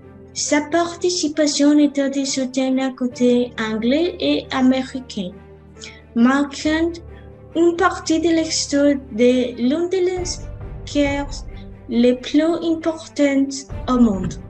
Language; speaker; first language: French; non-native, learner; Spanish